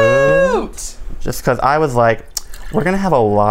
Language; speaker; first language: English; native; English